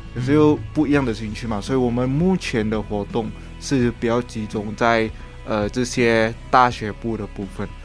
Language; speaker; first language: Chinese; non-native, fluent; Indonesian